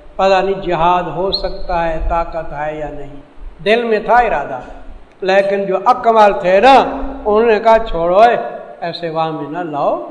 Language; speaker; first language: Urdu; non-native, local second language; Saraiki